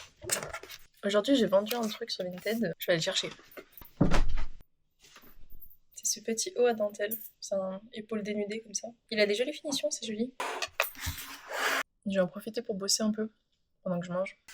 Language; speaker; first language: French; native; French